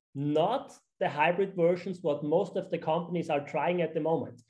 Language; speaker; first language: English; non-native, fluent; German